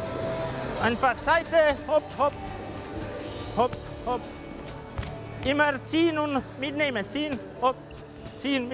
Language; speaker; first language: German; non-native, fluent; Czech